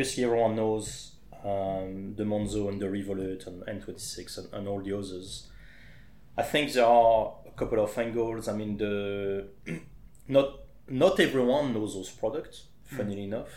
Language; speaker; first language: English; non-native, fluent; French